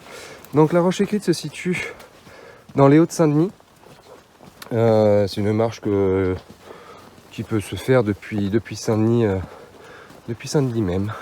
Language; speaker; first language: French; native; French